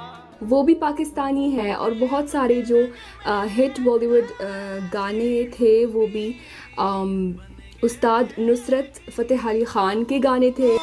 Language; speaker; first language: Hindi; non-native, fluent; Arabic